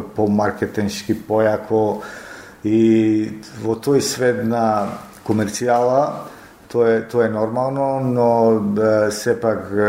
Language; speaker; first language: Macedonian; native; Macedonian